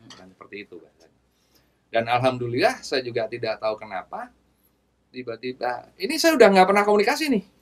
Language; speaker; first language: Indonesian; native; Indonesian